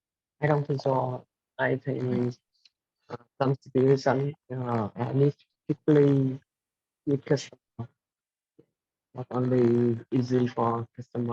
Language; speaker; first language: English; non-native, learner; Vietnamese